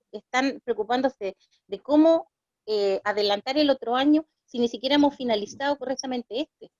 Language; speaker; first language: Spanish; native; Spanish